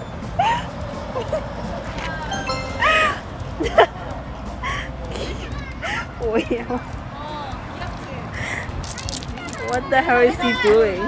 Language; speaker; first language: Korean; non-native, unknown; Cantonese